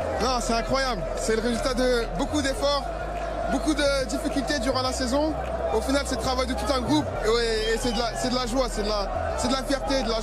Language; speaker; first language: French; native; French